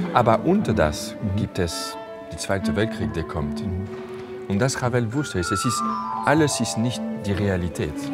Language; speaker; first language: German; non-native, fluent; French